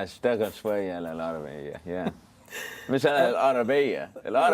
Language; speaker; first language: Arabic; early bilingual, heritage; English